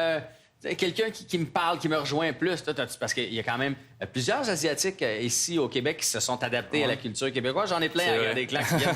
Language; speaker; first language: French; native; French